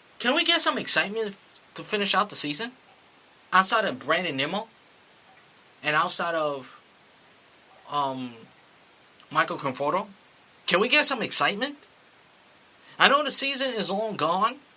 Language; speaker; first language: English; native; English